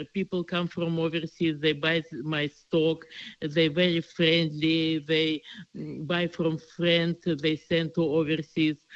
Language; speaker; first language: English; non-native, learner; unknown